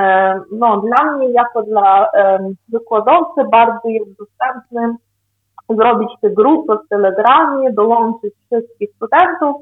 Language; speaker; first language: Polish; non-native, fluent; Ukrainian